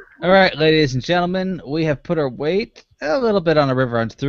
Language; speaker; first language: English; native; English